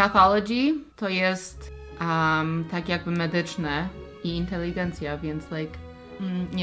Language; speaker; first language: Polish; early bilingual, heritage; Polish